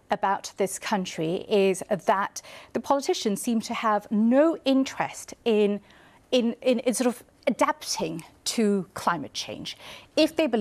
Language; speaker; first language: English; non-native, local second language; Bangla